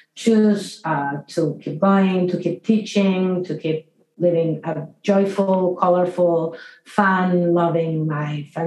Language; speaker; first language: English; non-native, fluent; Spanish